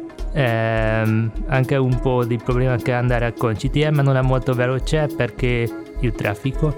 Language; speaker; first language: Italian; non-native, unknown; Hungarian